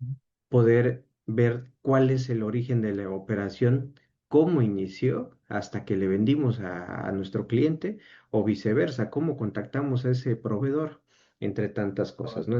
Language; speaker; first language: Spanish; native; Spanish